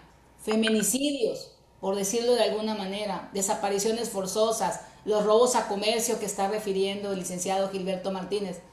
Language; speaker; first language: Spanish; native; Spanish